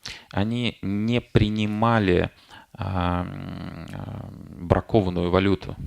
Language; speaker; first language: Russian; native; Russian